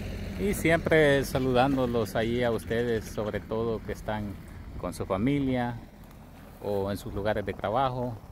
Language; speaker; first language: Spanish; native; Spanish